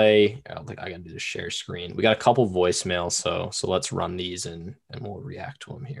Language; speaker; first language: English; native; English